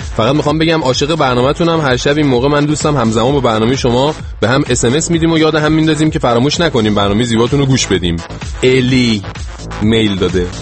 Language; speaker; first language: Persian; native; Persian